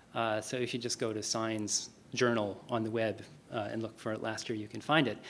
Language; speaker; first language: English; native; English